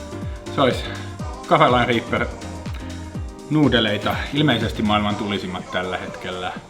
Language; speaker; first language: Finnish; native; Finnish